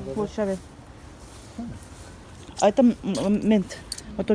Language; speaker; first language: Russian; native; Russian